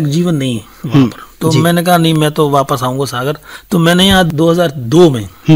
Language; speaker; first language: Hindi; native; Hindi